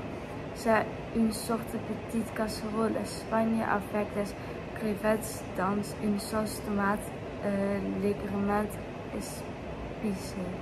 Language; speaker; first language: French; non-native, learner; Dutch